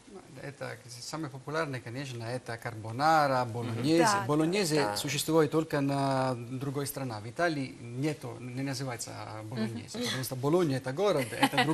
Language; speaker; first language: Russian; non-native, learner; Italian